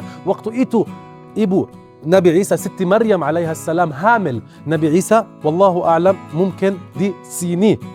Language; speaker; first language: Indonesian; non-native, learner; Arabic